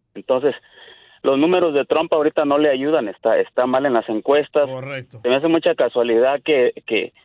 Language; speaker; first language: Spanish; native; Spanish